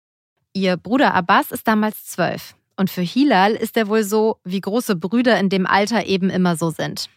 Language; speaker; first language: German; native; German